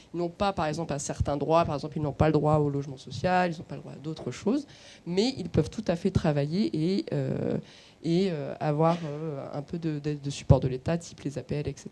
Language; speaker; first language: French; native; French